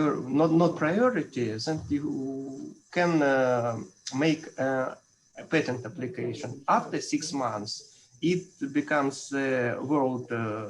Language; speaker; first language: English; non-native, learner; Russian